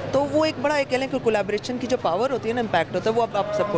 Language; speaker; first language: Hindi; native; Hindi